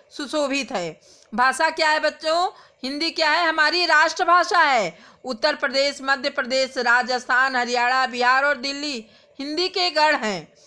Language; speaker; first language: Hindi; native; Hindi